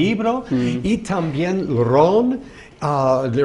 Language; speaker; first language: Spanish; non-native, fluent; English